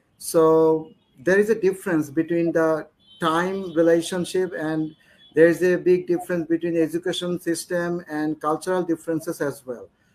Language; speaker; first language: English; non-native, local second language; Bangla